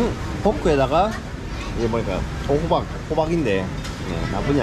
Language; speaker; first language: Korean; native; Korean